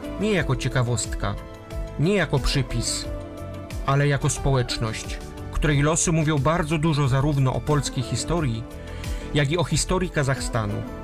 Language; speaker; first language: Polish; native; Polish